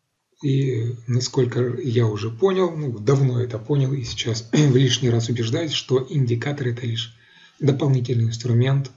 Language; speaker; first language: Russian; native; Russian